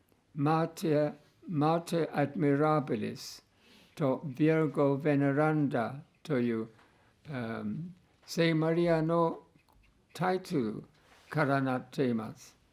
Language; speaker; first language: Japanese; non-native, fluent; English